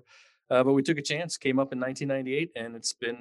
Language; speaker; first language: English; native; English